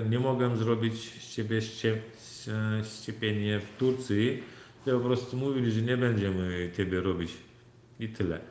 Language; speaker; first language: Polish; non-native, learner; Turkmen